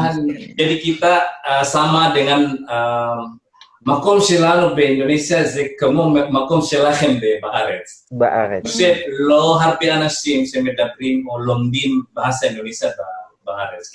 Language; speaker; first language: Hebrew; non-native, fluent; Indonesian